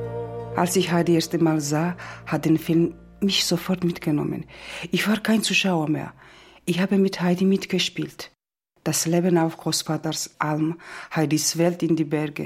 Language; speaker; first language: German; non-native, learner; Georgian